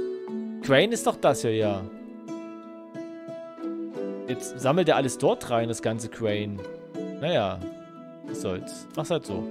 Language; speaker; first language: German; native; German